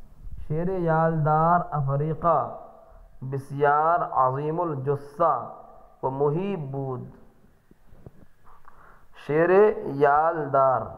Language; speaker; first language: Persian; non-native, fluent; Urdu